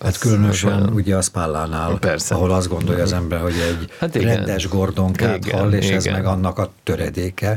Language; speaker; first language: Hungarian; native; Hungarian